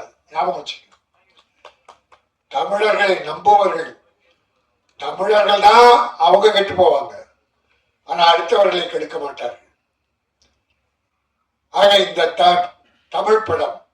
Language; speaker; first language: Tamil; native; Tamil